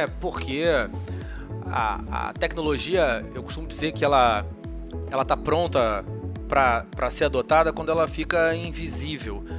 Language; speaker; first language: Portuguese; native; Portuguese